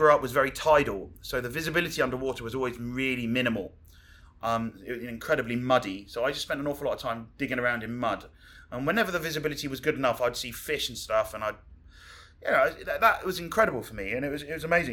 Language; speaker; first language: English; native; English